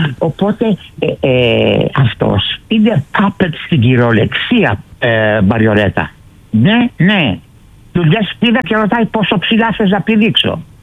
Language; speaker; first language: Greek; early bilingual, heritage; Greek